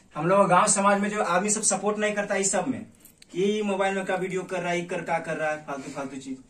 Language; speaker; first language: Hindi; native; Hindi